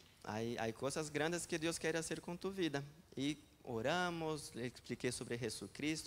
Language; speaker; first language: Spanish; non-native, fluent; Portuguese